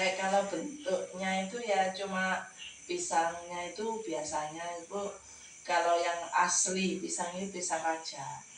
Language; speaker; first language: Indonesian; non-native, local second language; Javanese